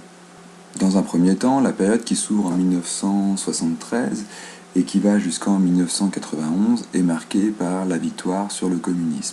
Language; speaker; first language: French; native; French